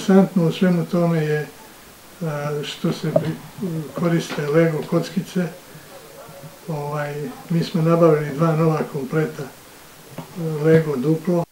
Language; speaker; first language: Croatian; native; Croatian